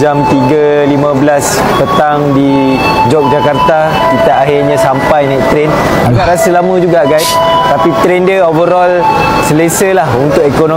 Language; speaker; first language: Malay; native; Malay